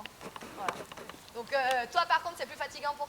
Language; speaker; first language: French; native; French